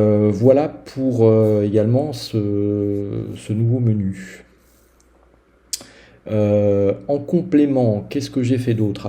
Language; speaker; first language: French; native; French